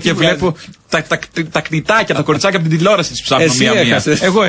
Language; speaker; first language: Greek; native; Greek